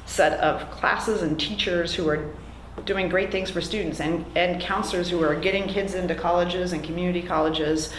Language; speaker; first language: English; native; English